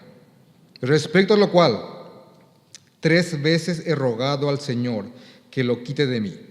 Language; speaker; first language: Spanish; native; Spanish